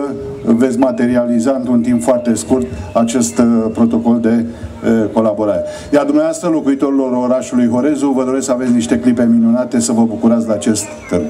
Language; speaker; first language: Romanian; native; Romanian